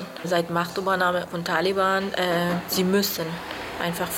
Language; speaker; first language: German; non-native, fluent; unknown